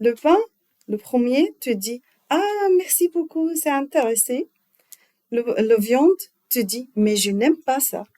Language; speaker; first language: French; non-native, learner; Arabic